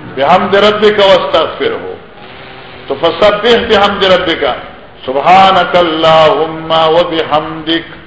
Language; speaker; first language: Urdu; non-native, local second language; Northern Hindko